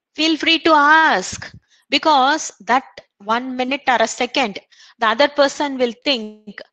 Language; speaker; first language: English; non-native, local second language; Tamil